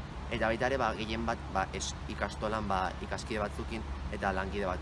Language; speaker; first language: Basque; native; Basque